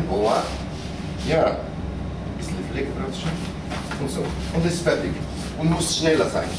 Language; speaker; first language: German; non-native, fluent; Italian